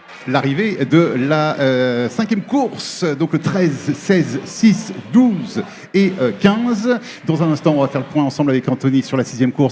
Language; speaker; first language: French; native; French